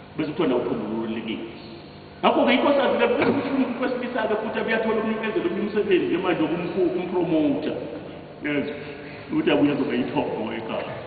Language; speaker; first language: Zulu; native; Zulu